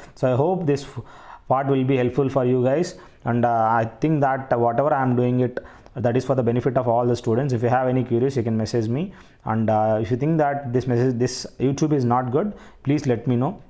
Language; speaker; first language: English; non-native, local second language; Telugu